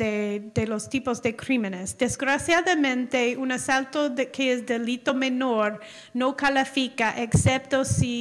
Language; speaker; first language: Spanish; non-native, fluent; English